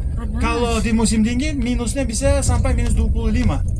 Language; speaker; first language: Indonesian; non-native, fluent; Uzbek